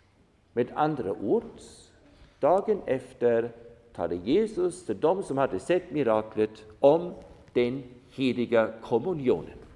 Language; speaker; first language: Swedish; non-native, fluent; German